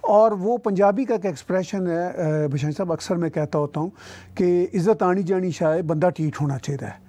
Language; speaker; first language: Urdu; non-native, local second language; Punjabi